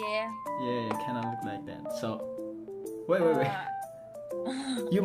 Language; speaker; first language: English; non-native, learner; Indonesian